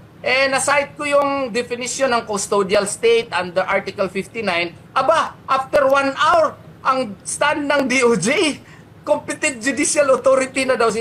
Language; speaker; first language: Filipino; native; Filipino